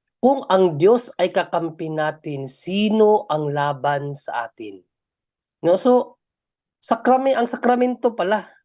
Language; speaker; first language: Filipino; non-native, local second language; Cebuano